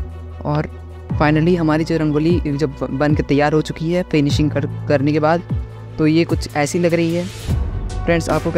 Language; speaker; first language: Hindi; native; Hindi